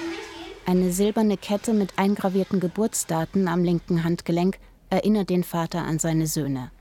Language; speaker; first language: German; native; German